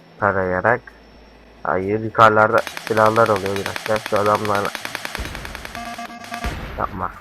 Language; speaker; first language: Turkish; native; Turkish